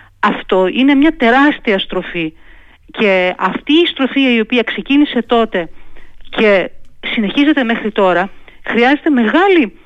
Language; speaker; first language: Greek; native; Greek